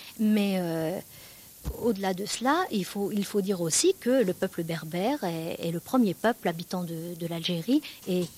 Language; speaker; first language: French; early bilingual, other home language; Kabyle